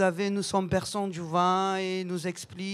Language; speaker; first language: French; non-native, learner; Georgian